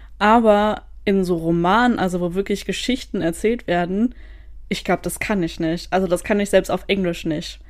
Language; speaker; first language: German; native; German